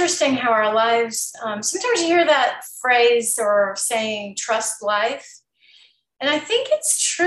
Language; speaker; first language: English; native; English